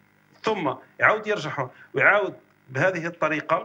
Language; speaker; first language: Arabic; native; Arabic